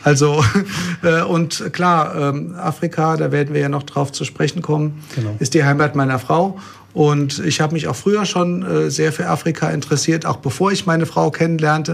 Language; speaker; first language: German; native; German